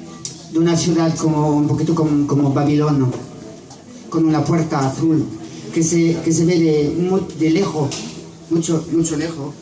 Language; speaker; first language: Spanish; non-native, learner; French